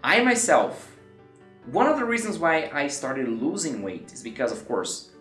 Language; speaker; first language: English; non-native, fluent; Portuguese